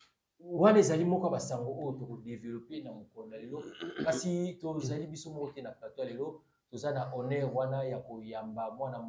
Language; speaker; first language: French; non-native, local second language; Lingala